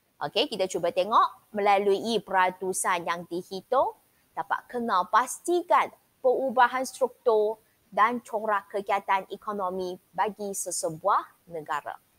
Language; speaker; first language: Malay; non-native, local second language; Chinese